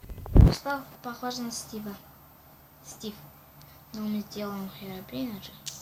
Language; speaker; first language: Russian; non-native, local second language; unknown